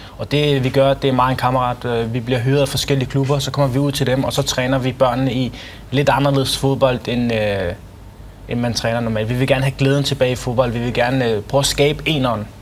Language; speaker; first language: Danish; early bilingual, other home language; Arabic